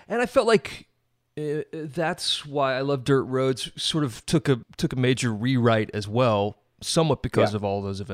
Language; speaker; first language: English; native; English